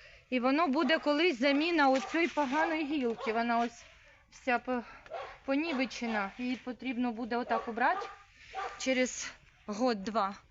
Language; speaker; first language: Ukrainian; non-native, local second language; Russian